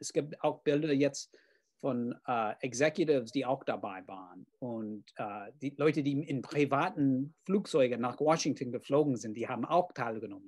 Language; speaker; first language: German; non-native, fluent; English